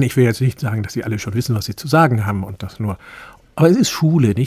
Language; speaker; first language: German; native; German